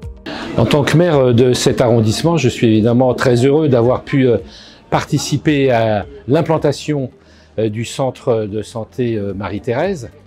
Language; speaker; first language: French; native; French